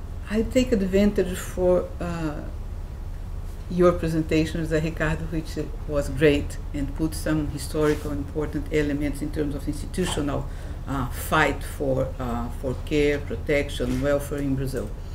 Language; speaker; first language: English; non-native, fluent; Portuguese